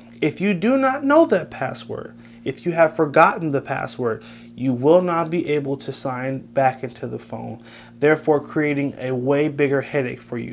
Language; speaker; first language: English; native; English